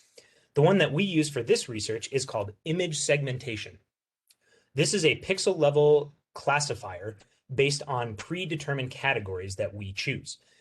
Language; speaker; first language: English; native; English